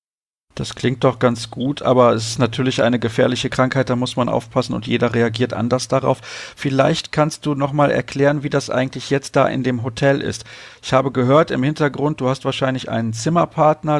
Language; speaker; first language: German; native; German